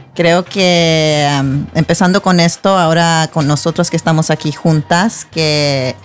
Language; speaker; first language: Spanish; non-native, learner; English